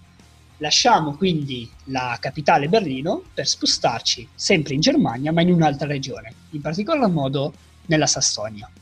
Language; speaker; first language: Italian; native; Italian